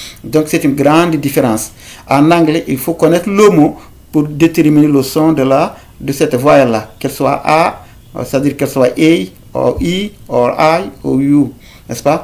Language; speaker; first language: French; non-native, local second language; Fula